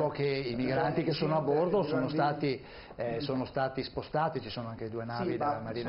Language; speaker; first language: Italian; native; Italian